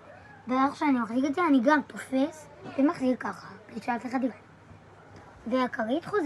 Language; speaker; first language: Hebrew; native; Hebrew